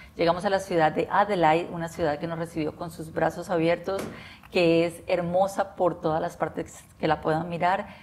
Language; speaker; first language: Spanish; native; Spanish